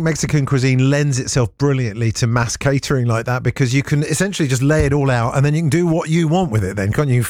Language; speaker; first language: English; native; English